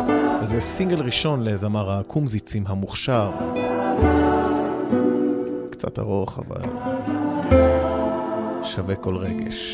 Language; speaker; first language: Hebrew; native; Hebrew